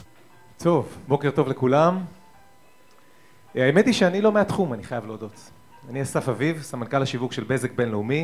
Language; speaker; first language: Hebrew; native; Hebrew